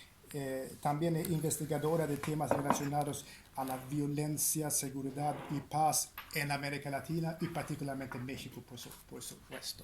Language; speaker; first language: Spanish; non-native, fluent; Swedish